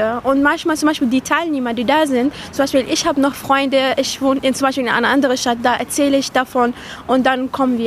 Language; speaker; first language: German; non-native, fluent; Arabic